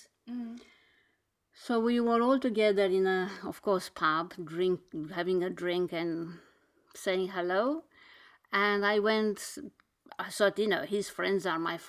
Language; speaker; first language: English; non-native, fluent; Romanian